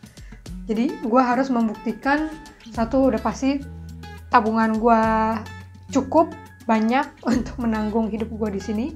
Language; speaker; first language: Indonesian; native; Indonesian